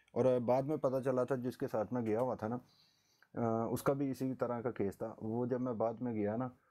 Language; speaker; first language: Urdu; native; Urdu